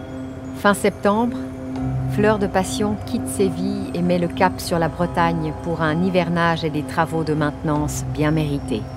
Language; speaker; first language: French; native; French